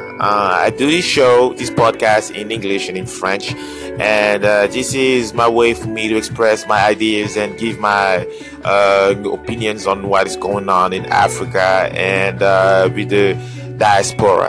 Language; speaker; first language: English; non-native, local second language; French